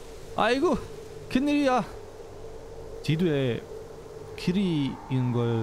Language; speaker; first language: Korean; non-native, learner; German